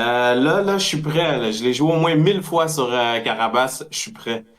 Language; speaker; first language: French; native; French